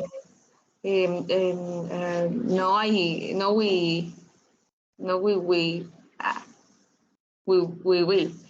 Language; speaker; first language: English; non-native, learner; Spanish